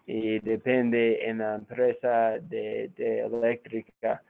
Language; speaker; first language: Spanish; non-native, fluent; English